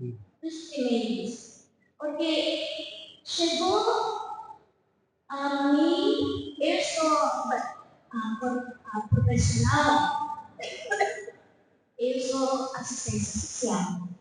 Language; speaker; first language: Portuguese; non-native, fluent; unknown